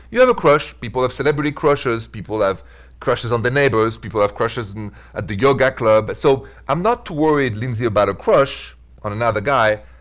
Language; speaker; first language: English; non-native, fluent; French